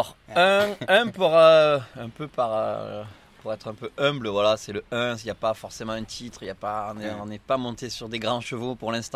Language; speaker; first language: French; native; French